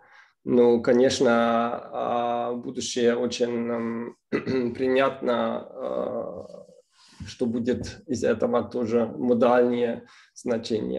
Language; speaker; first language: Russian; non-native, fluent; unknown